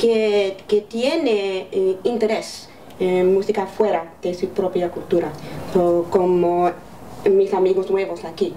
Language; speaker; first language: Spanish; early bilingual, heritage; English